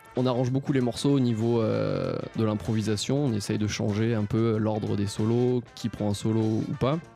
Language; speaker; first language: French; native; French